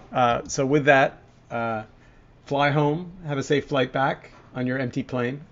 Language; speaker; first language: English; native; English